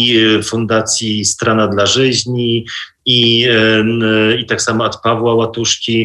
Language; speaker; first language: Belarusian; non-native, local second language; Polish